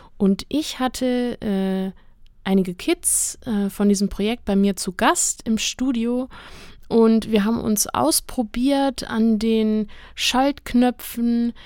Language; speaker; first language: German; native; German